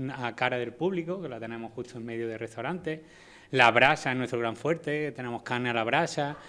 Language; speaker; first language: Spanish; native; Spanish